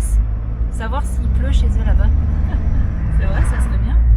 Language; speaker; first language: French; native; French